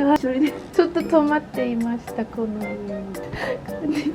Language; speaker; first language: Japanese; non-native, learner; Korean